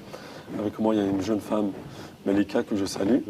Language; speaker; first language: French; non-native, local second language; Arabic